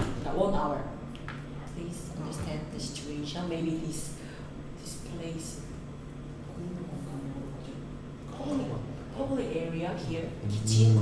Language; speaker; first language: English; non-native, learner; Korean